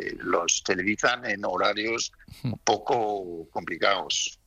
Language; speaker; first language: Spanish; non-native, learner; Danish